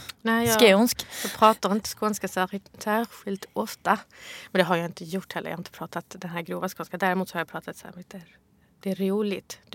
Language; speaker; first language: Swedish; early bilingual, other home language; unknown